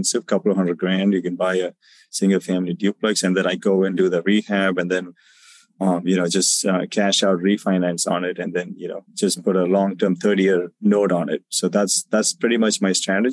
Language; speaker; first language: English; non-native, local second language; Tamil